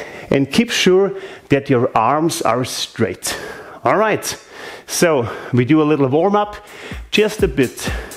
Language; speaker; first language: English; non-native, fluent; German